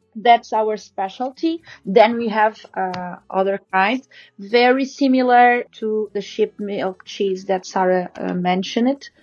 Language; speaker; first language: English; non-native, fluent; Portuguese